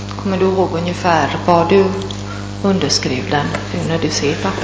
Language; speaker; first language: Swedish; non-native, fluent; Italian